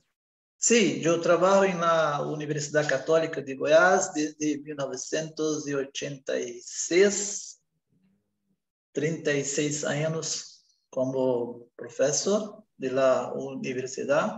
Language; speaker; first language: Spanish; non-native, learner; Portuguese